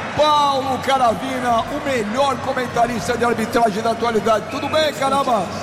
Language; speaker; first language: Portuguese; native; Portuguese